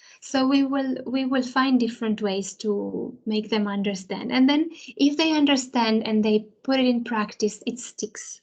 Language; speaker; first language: English; non-native, fluent; Romanian